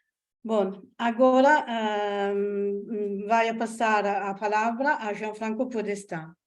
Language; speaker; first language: Portuguese; non-native, learner; Italian